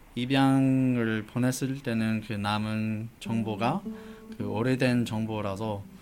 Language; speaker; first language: Korean; non-native, fluent; English